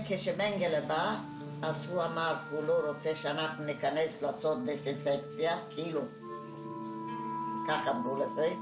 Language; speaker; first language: Hebrew; non-native, fluent; Hungarian